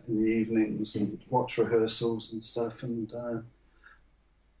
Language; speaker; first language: English; native; English